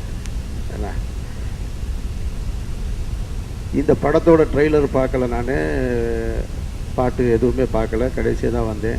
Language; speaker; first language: Tamil; native; Tamil